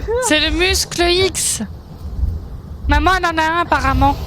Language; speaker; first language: French; native; French